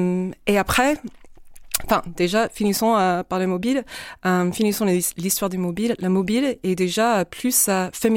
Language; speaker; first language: French; non-native, fluent; English